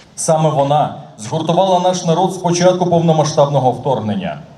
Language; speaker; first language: Ukrainian; native; Ukrainian